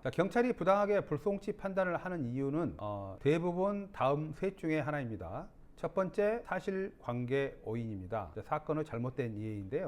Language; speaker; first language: Korean; native; Korean